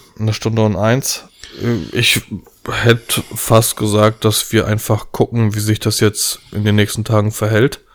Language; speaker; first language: German; early bilingual, other home language; Polish